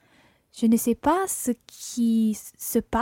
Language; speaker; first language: French; non-native, learner; English